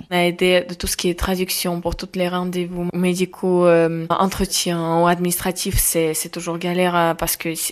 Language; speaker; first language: French; non-native, fluent; Ukrainian